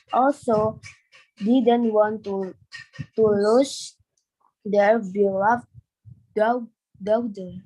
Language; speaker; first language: English; non-native, learner; Indonesian